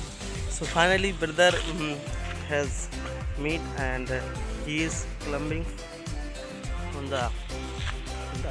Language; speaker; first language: English; non-native, local second language; Hindi